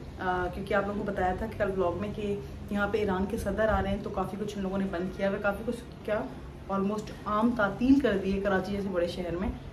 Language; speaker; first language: Urdu; native; Urdu